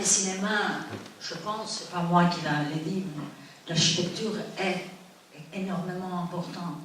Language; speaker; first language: French; non-native, fluent; Italian